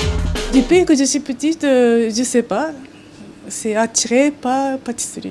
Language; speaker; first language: French; non-native, learner; Japanese